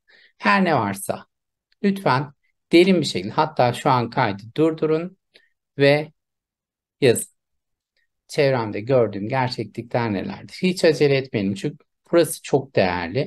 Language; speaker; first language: Turkish; native; Turkish